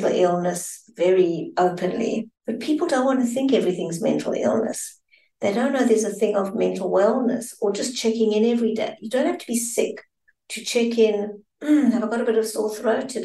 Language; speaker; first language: English; native; English